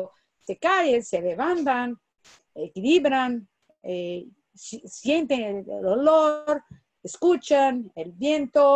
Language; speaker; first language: Spanish; non-native, fluent; Portuguese